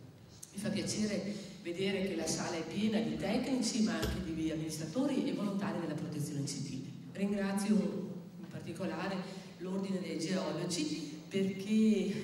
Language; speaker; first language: Italian; native; Italian